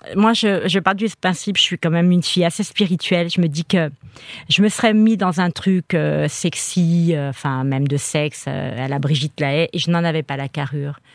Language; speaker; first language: French; native; French